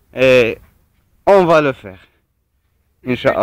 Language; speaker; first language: French; non-native, local second language; Arabic